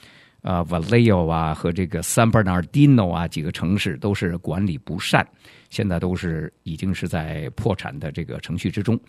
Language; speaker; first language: Chinese; native; Chinese